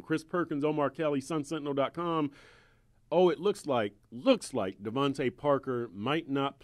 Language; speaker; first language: English; native; English